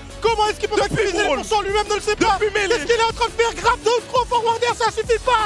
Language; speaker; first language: French; native; French